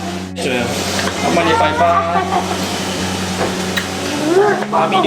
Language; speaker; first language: Korean; early bilingual, heritage; Korean